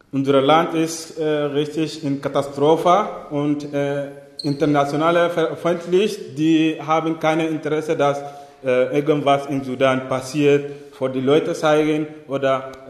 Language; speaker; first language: German; non-native, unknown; Arabic